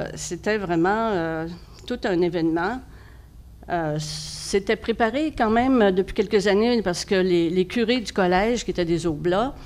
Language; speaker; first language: French; native; French